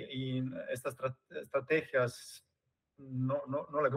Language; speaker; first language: Spanish; non-native, fluent; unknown